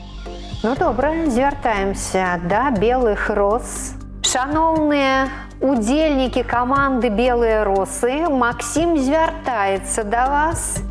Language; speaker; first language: Belarusian; native; Belarusian